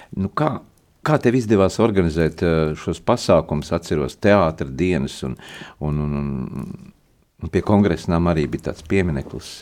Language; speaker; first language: Latvian; native; Latvian